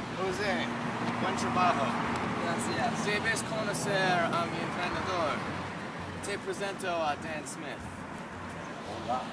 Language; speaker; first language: Spanish; non-native, learner; English